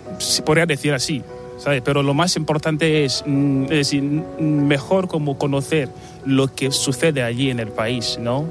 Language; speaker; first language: Spanish; non-native, fluent; Igbo